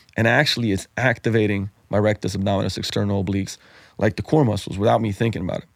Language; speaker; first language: English; non-native, fluent; Slovenian